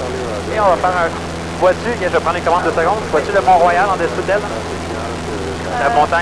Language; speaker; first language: French; native; French